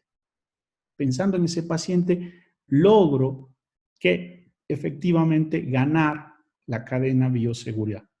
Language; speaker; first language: Spanish; native; Spanish